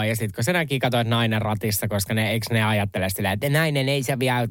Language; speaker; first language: Finnish; native; Finnish